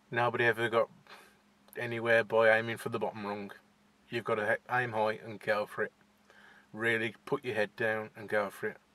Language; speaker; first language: English; native; English